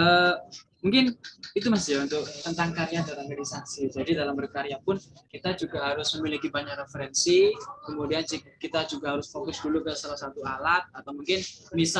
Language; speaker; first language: Indonesian; native; Indonesian